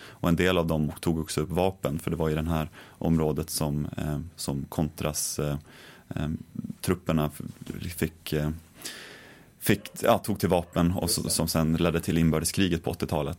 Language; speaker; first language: Swedish; native; Swedish